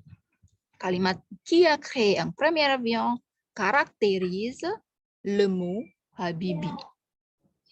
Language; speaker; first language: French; non-native, fluent; Indonesian